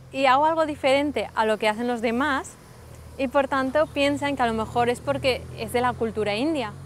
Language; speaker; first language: Spanish; early bilingual, other home language; Sindhi